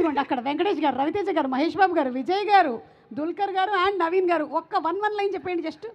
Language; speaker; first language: Telugu; native; Telugu